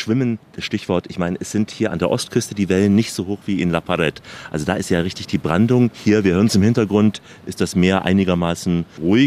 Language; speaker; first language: German; native; German